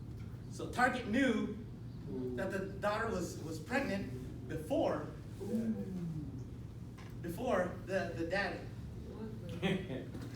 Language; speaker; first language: English; non-native, fluent; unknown